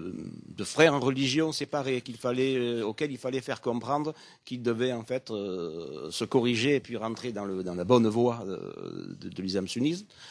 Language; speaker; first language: French; native; French